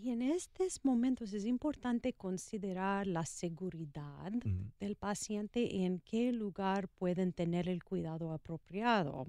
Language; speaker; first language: Spanish; non-native, learner; English